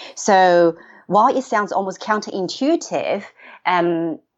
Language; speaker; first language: English; non-native, fluent; Chinese